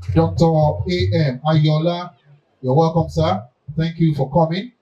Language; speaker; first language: English; non-native, local second language; Yoruba